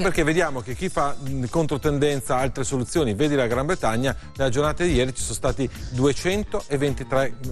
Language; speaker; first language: Italian; native; Italian